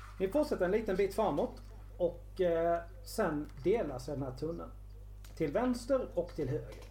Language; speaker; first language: Swedish; native; Swedish